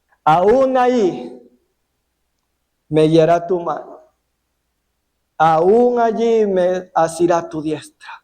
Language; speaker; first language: Spanish; native; Spanish